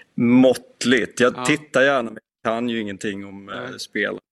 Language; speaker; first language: Swedish; native; Swedish